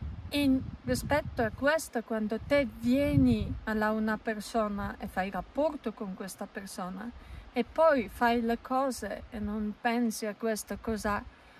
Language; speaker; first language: Italian; non-native, learner; Polish